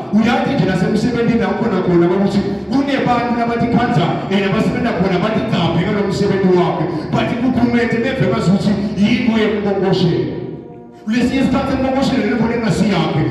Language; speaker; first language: Zulu; non-native, local second language; Swati